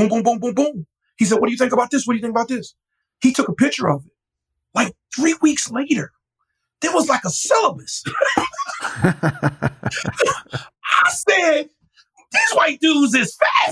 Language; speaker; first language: English; native; English